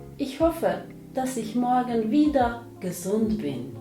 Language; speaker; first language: German; non-native, fluent; Ukrainian